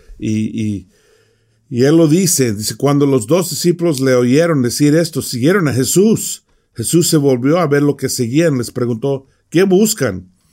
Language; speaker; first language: Spanish; early bilingual, heritage; Spanish